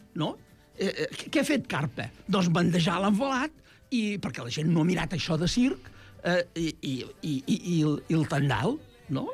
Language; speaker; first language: Catalan; native; Catalan